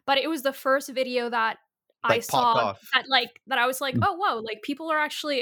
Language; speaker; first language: English; early bilingual, other home language; Spanish